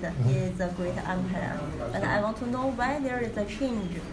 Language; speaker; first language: English; non-native, learner; Chinese